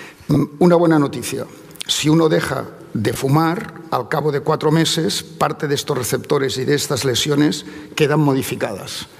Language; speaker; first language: Spanish; native; Spanish